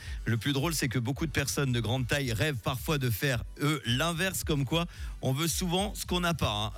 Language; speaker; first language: French; native; French